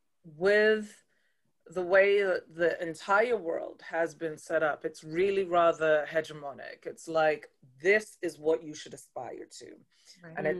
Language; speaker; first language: English; non-native, local second language; Yoruba